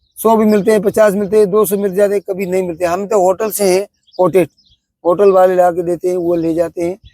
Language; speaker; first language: Hindi; native; Hindi